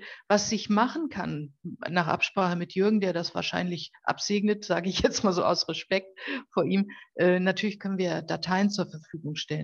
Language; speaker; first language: German; native; German